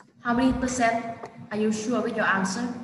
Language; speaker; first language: English; non-native, fluent; Vietnamese